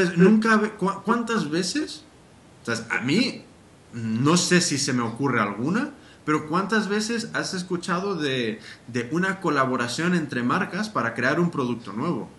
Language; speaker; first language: Spanish; early bilingual, heritage; Spanish